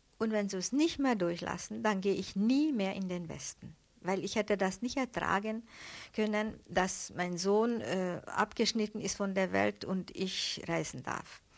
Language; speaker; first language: German; non-native, fluent; Hungarian